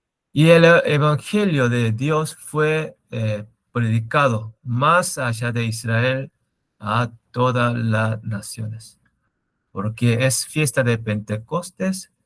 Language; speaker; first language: Spanish; non-native, learner; Korean